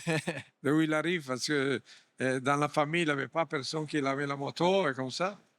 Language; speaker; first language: French; non-native, fluent; Italian